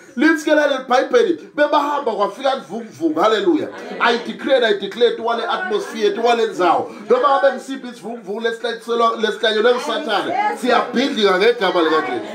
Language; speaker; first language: Zulu; non-native, local second language; Swati